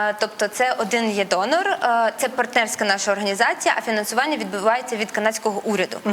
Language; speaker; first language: Ukrainian; non-native, local second language; Russian